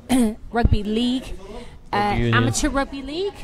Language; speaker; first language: English; native; English